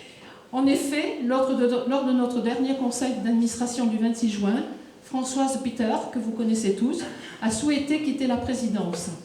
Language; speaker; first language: French; native; French